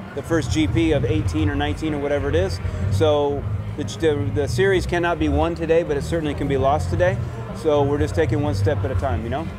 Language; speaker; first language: English; native; English